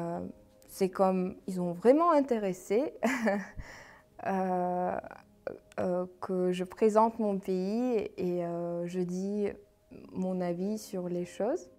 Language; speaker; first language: French; non-native, fluent; Armenian